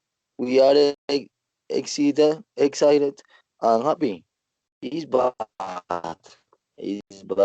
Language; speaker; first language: English; non-native, learner; Spanish